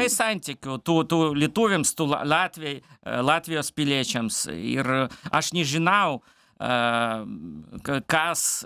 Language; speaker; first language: Lithuanian; non-native, learner; Belarusian